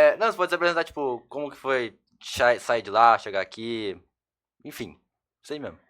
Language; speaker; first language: Portuguese; native; Portuguese